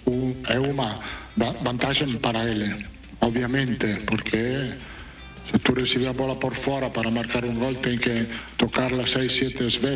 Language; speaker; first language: Portuguese; non-native, fluent; Italian